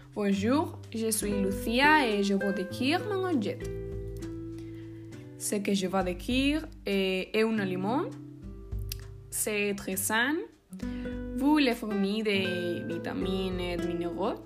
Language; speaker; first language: French; non-native, learner; Spanish